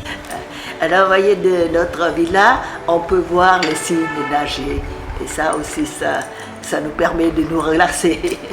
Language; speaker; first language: French; non-native, fluent; Vietnamese